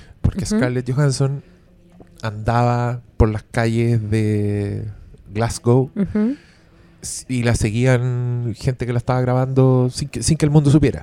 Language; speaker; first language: Spanish; native; Spanish